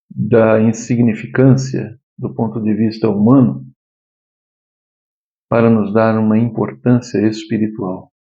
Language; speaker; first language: Portuguese; native; Portuguese